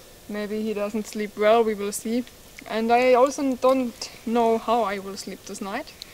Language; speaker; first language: English; non-native, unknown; German